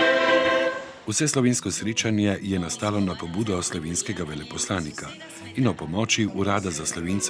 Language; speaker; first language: Slovenian; native; Slovenian